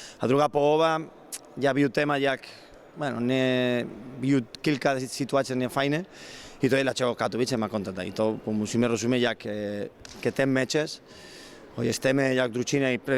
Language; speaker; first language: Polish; non-native, learner; Spanish